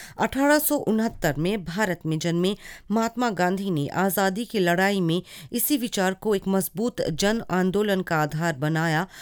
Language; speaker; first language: Hindi; non-native, local second language; Morisyen